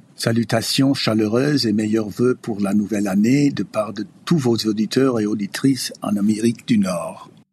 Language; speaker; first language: French; non-native, fluent; English